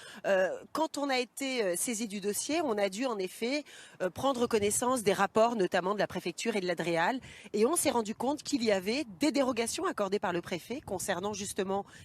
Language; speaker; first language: French; native; French